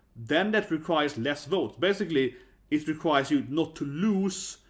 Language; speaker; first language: English; non-native, fluent; Swedish